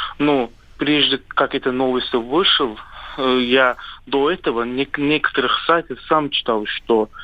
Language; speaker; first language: Russian; non-native, learner; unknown